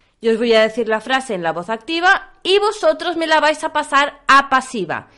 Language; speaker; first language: Spanish; native; Spanish